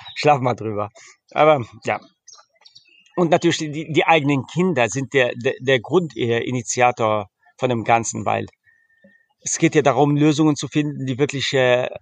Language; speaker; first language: German; early bilingual, heritage; Arabic